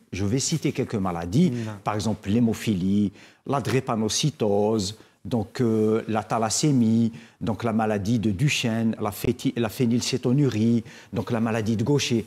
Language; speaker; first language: French; non-native, local second language; Arabic